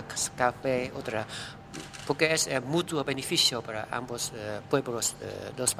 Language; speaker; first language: Spanish; non-native, learner; Vietnamese